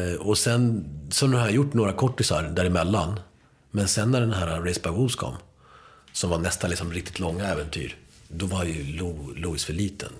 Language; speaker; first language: Swedish; early bilingual, other home language; Spanish